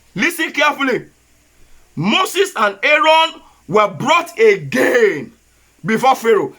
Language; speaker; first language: English; non-native, local second language; Yoruba